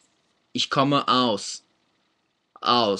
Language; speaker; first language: German; non-native, fluent; English